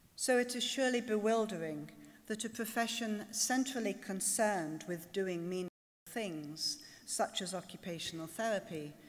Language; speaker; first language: English; native; English